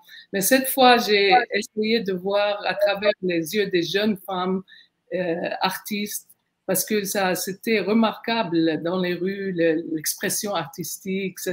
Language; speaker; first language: French; non-native, fluent; Arabic